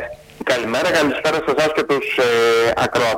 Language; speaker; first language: Greek; native; Greek